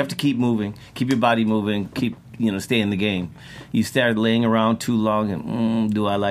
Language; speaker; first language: English; native; English